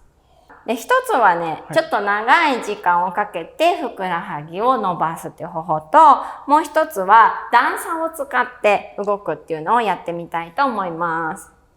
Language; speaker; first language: Japanese; native; Japanese